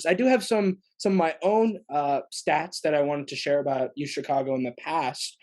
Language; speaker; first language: English; native; English